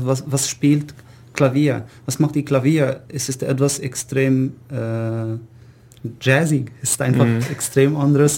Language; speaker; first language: German; non-native, learner; Arabic